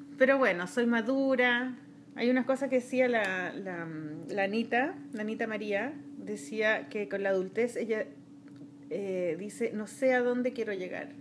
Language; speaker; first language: Spanish; native; Spanish